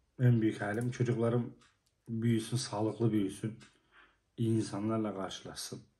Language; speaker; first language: Turkish; native; Turkish